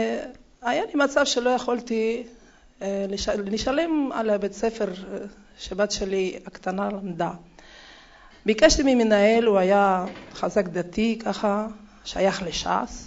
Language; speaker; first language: Hebrew; non-native, fluent; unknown